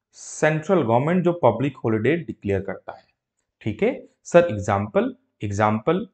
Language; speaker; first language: Hindi; native; Hindi